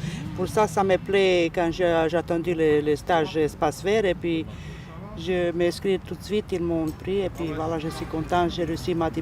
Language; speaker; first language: French; non-native, learner; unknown